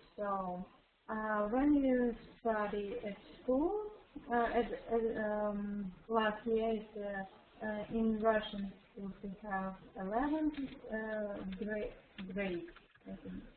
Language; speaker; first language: English; non-native, learner; Russian